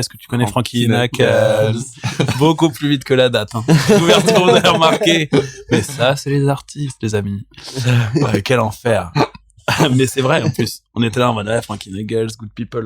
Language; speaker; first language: French; native; French